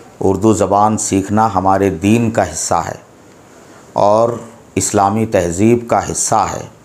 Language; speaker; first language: Urdu; native; Urdu